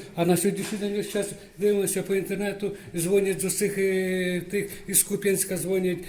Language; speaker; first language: Ukrainian; native; Ukrainian